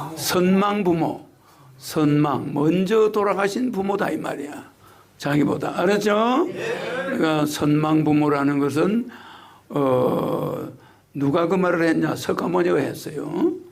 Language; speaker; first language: Korean; native; Korean